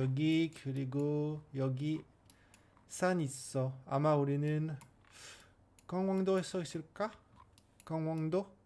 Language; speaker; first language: Korean; non-native, learner; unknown